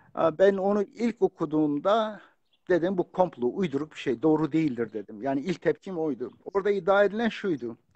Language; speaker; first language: Turkish; non-native, local second language; Kurdish